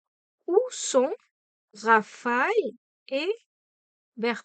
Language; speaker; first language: French; non-native, fluent; Tamil